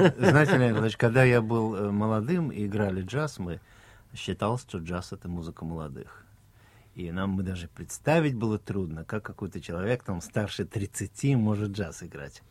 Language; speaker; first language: Russian; native; Russian